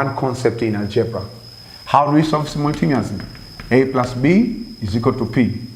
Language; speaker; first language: English; non-native, local second language; Swahili